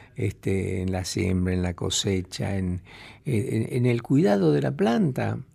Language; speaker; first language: Spanish; native; Spanish